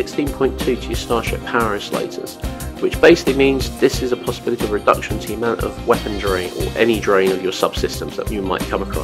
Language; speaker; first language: English; native; English